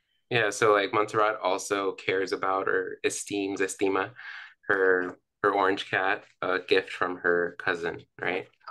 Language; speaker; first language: English; early bilingual, other home language; Spanish